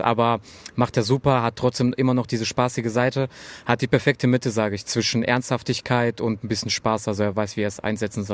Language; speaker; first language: German; native; German